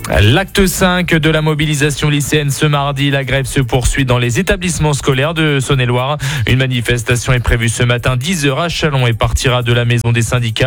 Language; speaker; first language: French; native; French